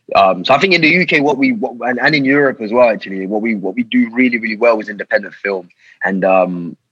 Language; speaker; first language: English; native; English